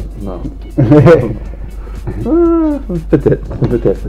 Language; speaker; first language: French; non-native, learner; English